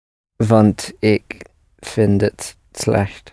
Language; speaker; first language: Dutch; non-native, learner; English